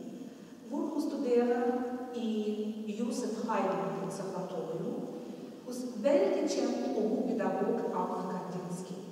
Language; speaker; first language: Norwegian; non-native, learner; Russian